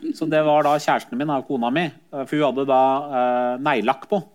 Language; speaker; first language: Norwegian; early bilingual, other home language; Persian